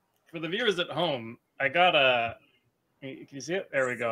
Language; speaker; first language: English; native; English